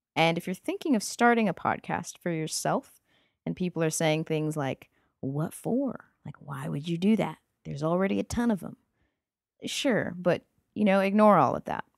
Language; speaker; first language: English; native; English